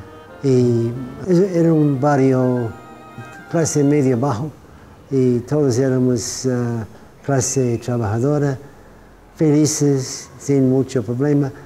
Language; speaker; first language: Spanish; non-native, fluent; English